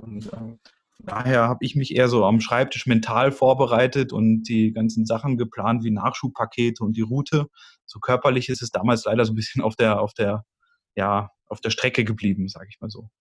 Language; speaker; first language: German; native; German